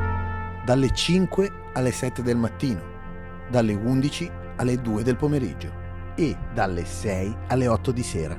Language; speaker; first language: Italian; native; Italian